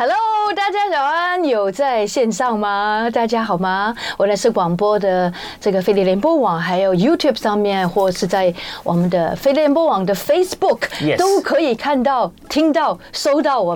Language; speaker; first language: Chinese; native; Chinese